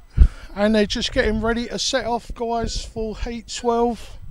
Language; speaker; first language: English; native; English